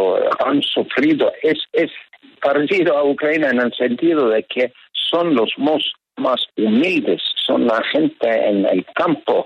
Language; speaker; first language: Spanish; non-native, fluent; Norwegian